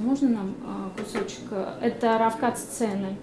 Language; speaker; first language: Russian; native; Russian